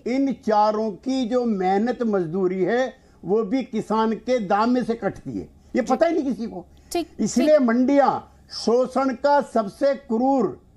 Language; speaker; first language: Hindi; native; Hindi